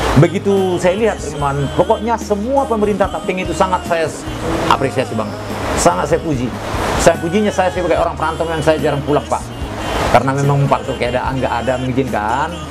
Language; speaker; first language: Indonesian; non-native, local second language; Batak Toba